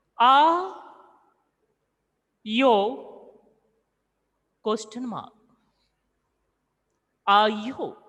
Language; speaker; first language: English; non-native, local second language; Hindi